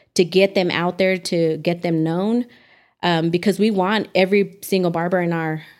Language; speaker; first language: English; native; English